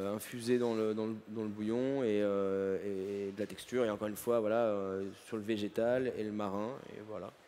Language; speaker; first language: French; native; French